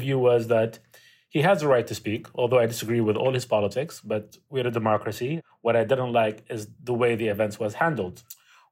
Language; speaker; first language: English; non-native, fluent; Arabic